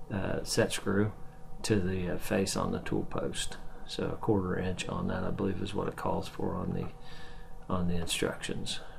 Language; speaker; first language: English; native; English